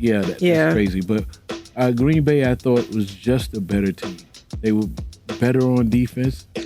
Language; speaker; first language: English; native; English